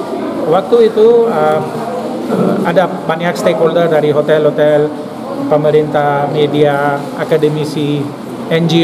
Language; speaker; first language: Indonesian; non-native, fluent; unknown